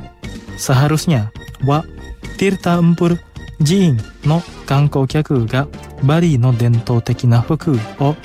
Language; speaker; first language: Japanese; non-native, fluent; Indonesian